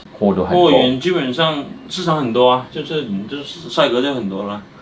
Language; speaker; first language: Chinese; native; Chinese